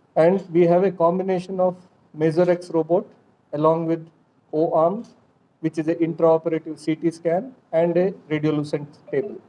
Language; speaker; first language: English; non-native, local second language; Kannada